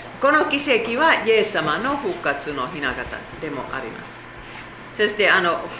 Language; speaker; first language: Japanese; non-native, fluent; Korean